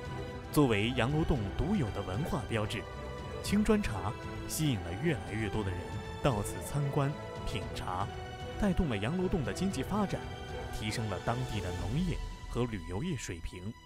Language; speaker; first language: Chinese; native; Chinese